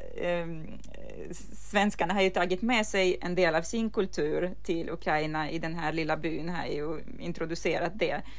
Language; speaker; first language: Swedish; non-native, fluent; Ukrainian